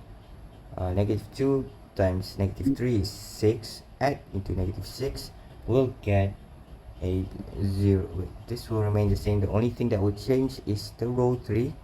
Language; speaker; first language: English; non-native, local second language; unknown